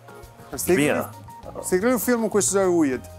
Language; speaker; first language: Serbian; native; Serbian